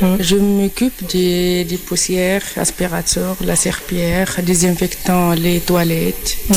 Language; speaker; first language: French; non-native, local second language; Arabic